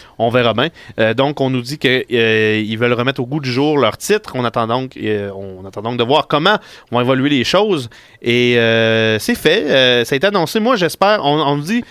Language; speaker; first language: French; native; French